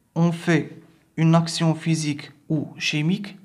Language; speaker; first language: French; non-native, local second language; Arabic